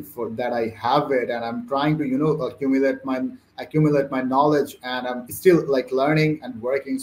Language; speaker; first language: English; non-native, local second language; Bangla